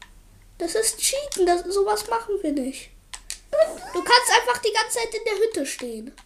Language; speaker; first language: German; native; German